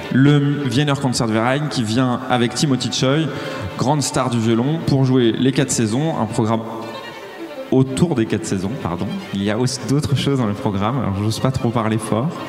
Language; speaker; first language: French; native; French